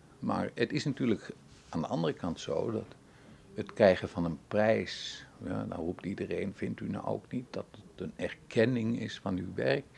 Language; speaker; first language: Dutch; native; Dutch